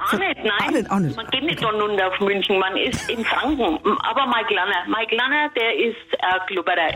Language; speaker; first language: German; native; German